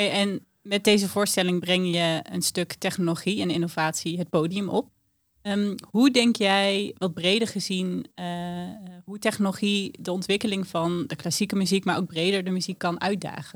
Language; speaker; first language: Dutch; native; Dutch